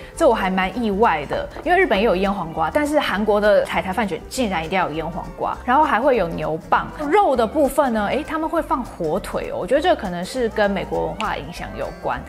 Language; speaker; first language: Chinese; native; Chinese